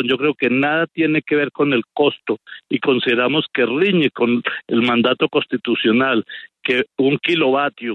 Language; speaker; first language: Spanish; native; Spanish